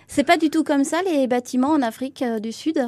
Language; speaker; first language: French; native; French